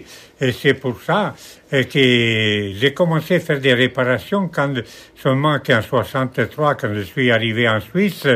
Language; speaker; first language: French; non-native, fluent; Italian